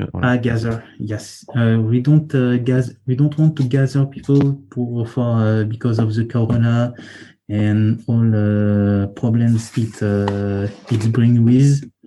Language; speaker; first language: English; non-native, learner; French